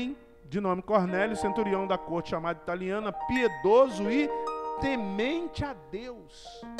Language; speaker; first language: Portuguese; native; Portuguese